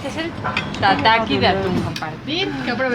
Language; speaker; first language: Spanish; native; Spanish